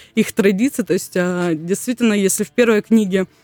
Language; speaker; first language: Russian; native; Russian